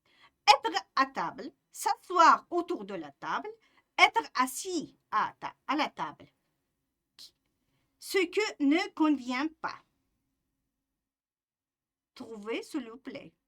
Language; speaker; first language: French; non-native, fluent; Uzbek